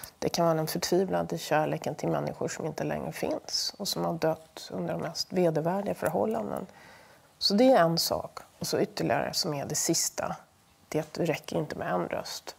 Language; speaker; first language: Swedish; native; Swedish